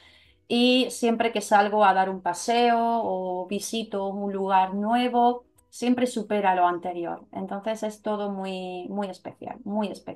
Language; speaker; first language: Spanish; native; Spanish